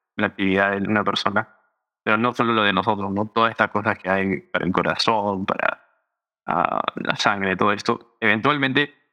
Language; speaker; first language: Spanish; early bilingual, heritage; Spanish